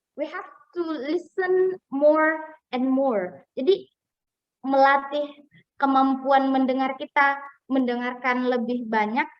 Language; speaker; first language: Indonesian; non-native, local second language; Buginese